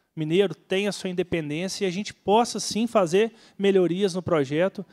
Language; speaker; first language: Portuguese; native; Portuguese